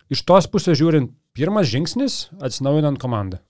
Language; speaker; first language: Lithuanian; native; Lithuanian